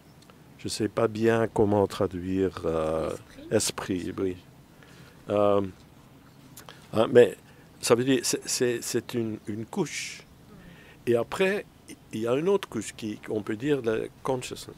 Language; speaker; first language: French; non-native, fluent; Dutch